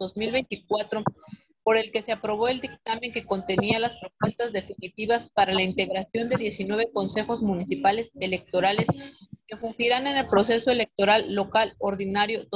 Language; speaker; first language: Spanish; native; Spanish